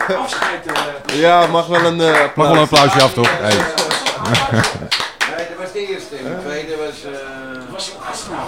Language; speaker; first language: Dutch; native; Dutch